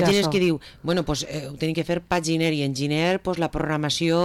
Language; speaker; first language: Catalan; native; Catalan